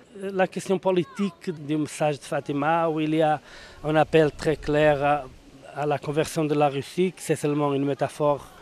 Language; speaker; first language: French; non-native, fluent; Portuguese